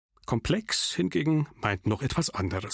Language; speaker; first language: German; native; German